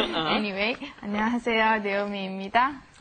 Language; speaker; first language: Korean; non-native, learner; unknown